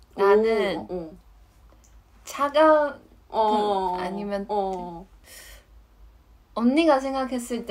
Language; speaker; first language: Korean; non-native, fluent; Chinese